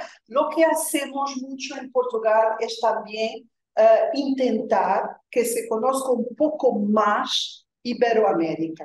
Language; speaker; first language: Spanish; non-native, fluent; Portuguese